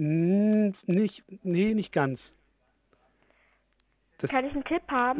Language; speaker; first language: German; native; German